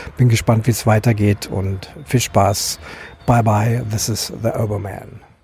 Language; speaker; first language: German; native; German